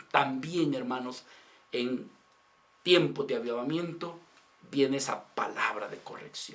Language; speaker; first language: Spanish; native; Spanish